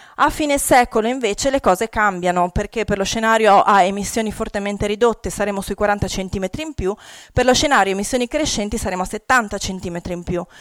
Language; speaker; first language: Italian; native; Italian